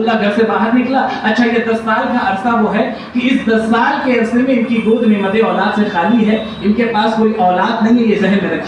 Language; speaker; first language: Urdu; native; Urdu